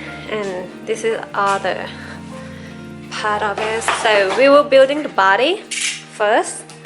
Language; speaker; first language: English; non-native, learner; Thai